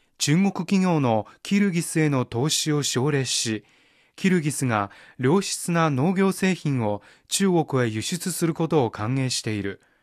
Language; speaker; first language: Japanese; non-native, fluent; Chinese